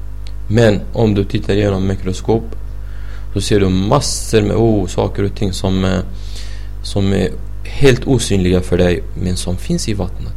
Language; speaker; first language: Swedish; non-native, fluent; Arabic